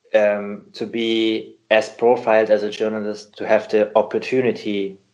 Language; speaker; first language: English; non-native, fluent; German